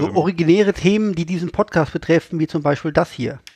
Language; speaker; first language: German; native; German